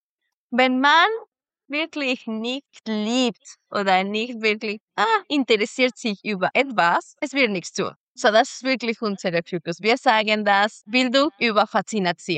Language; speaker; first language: German; non-native, fluent; Spanish